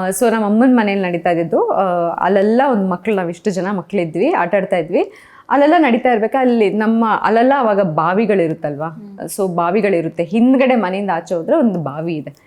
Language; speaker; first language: Kannada; non-native, local second language; Kodava